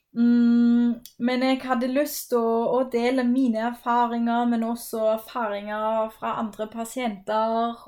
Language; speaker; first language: Norwegian; non-native, fluent; German